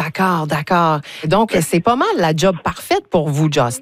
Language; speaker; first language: French; native; French